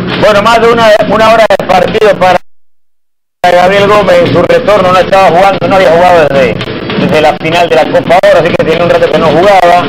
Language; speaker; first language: Spanish; native; Spanish